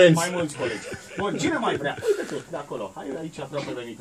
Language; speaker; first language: Romanian; native; Romanian